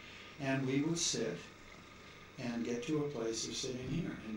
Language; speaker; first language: English; native; English